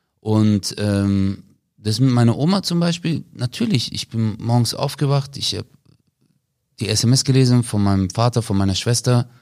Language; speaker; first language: German; early bilingual, other home language; Turkish